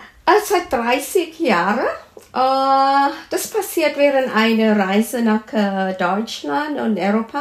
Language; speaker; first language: German; non-native, fluent; Malay